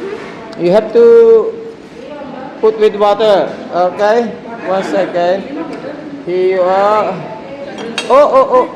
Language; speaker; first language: English; non-native, local second language; Filipino